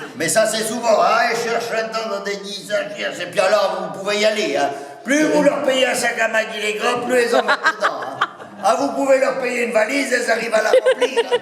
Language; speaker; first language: French; native; French